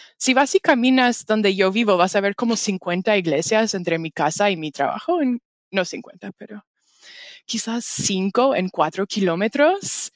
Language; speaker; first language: Spanish; non-native, fluent; English